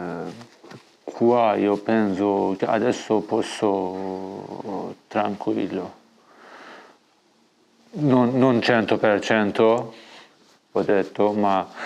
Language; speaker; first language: Italian; non-native, learner; Persian